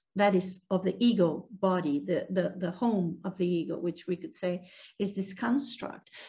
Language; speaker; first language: English; non-native, fluent; Spanish